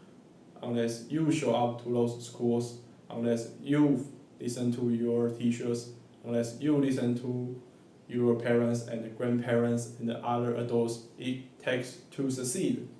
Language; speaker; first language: English; non-native, learner; Chinese